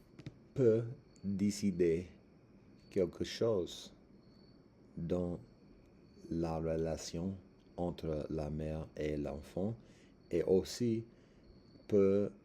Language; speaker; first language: French; non-native, learner; English